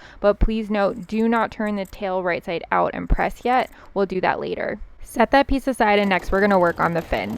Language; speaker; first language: English; native; English